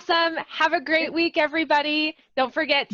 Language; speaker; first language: English; native; English